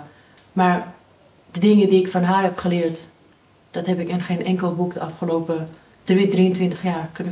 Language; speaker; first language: Dutch; early bilingual, other home language; Persian